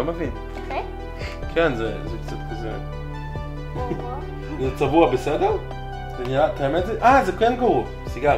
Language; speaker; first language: Hebrew; native; Hebrew